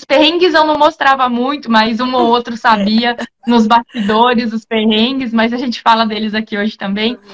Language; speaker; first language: Portuguese; native; Portuguese